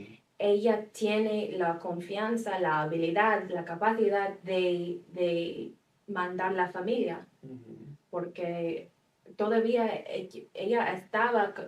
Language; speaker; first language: Spanish; non-native, fluent; English